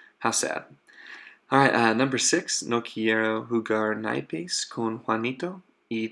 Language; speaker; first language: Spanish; non-native, fluent; English